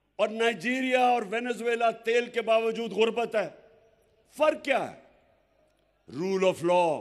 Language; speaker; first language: Urdu; native; Urdu